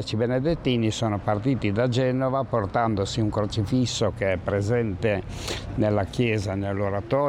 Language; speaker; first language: Italian; native; Italian